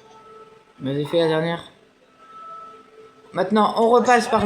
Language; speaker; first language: French; native; French